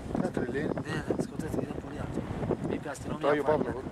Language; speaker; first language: Greek; non-native, learner; Romanian